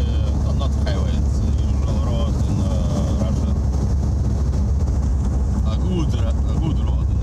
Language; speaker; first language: English; non-native, learner; Russian